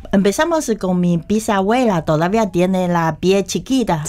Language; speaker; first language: Spanish; non-native, fluent; Chinese